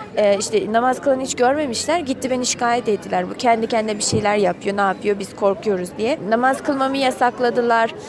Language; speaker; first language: Turkish; non-native, fluent; Uyghur